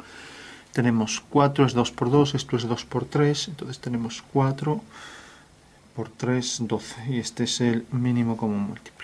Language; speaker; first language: Spanish; native; Spanish